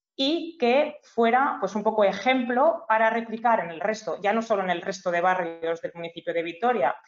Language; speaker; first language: Spanish; native; Spanish